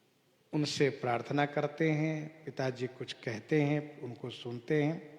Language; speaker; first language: Hindi; native; Hindi